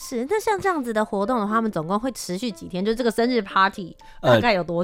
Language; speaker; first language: Chinese; native; Chinese